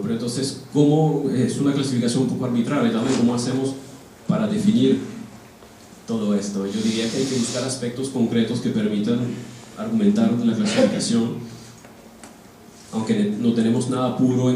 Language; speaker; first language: Spanish; non-native, fluent; French